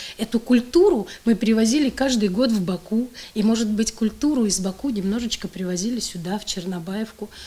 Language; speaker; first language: Russian; native; Russian